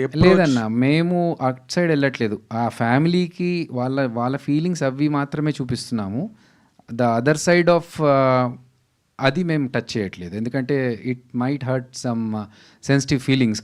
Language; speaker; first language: Telugu; native; Telugu